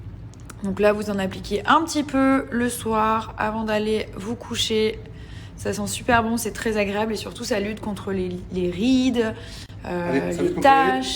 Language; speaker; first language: French; native; French